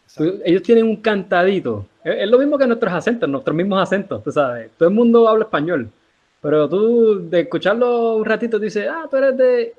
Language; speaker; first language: Spanish; native; Spanish